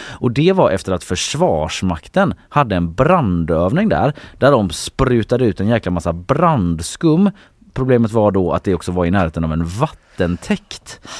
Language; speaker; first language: Swedish; native; Swedish